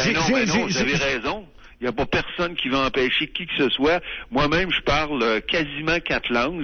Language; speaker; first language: French; native; French